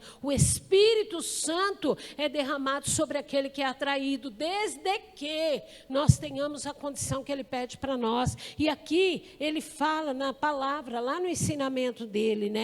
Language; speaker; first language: Portuguese; native; Portuguese